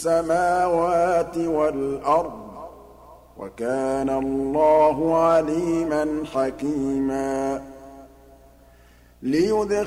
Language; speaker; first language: Arabic; native; Arabic